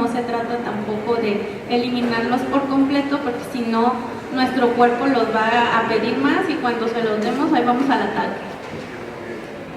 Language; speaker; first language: Spanish; native; Spanish